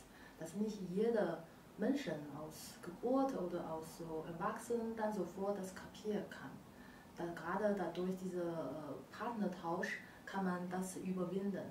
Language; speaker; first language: German; non-native, learner; Chinese